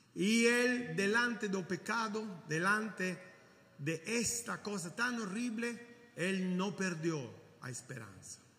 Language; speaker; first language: Spanish; native; Spanish